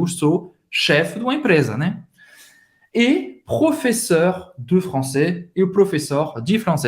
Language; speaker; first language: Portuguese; non-native, fluent; French